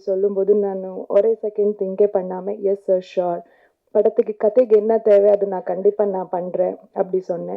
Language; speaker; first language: Tamil; non-native, learner; Kannada